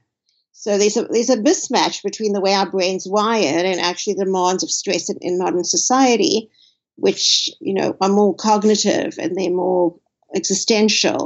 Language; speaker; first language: English; native; English